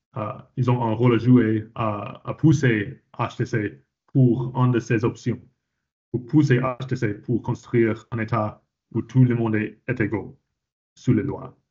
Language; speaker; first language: French; non-native, fluent; English